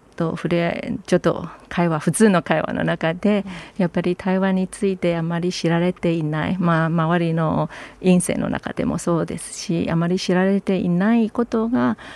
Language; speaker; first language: Japanese; non-native, fluent; Chinese